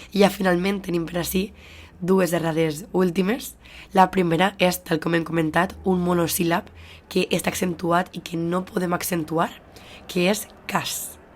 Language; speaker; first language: Catalan; native; Catalan